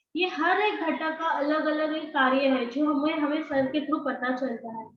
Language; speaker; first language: Hindi; non-native, local second language; Marathi